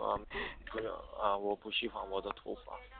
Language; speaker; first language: Chinese; non-native, learner; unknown